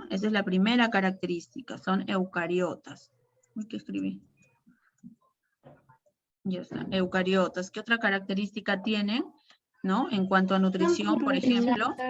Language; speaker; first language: Spanish; native; Spanish